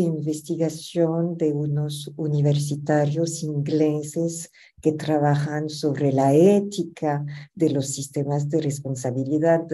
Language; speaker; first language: Spanish; non-native, fluent; French